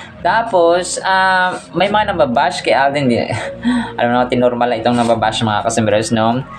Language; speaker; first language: Filipino; non-native, local second language; Cebuano